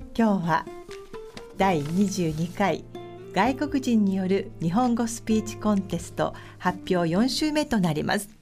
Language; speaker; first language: Japanese; native; Japanese